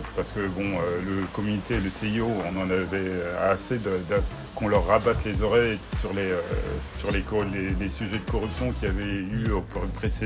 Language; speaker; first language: French; native; French